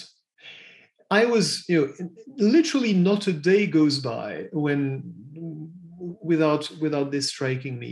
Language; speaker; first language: English; non-native, fluent; French